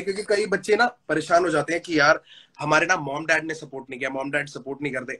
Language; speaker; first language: Hindi; native; Hindi